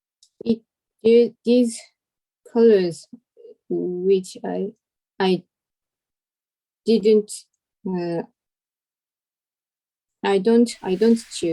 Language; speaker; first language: English; non-native, learner; Japanese